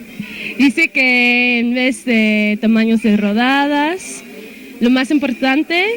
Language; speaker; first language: Spanish; non-native, fluent; English